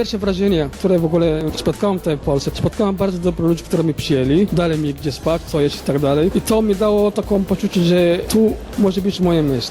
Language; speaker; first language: Polish; non-native, fluent; Somali